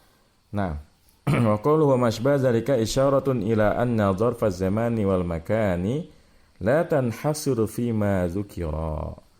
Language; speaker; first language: Arabic; non-native, fluent; Indonesian